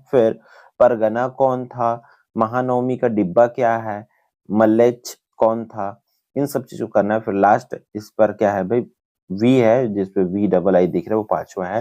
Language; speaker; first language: Hindi; native; Hindi